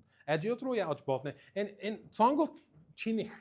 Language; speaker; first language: Mongolian; non-native, learner; English